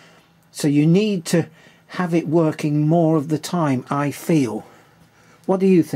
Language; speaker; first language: English; native; English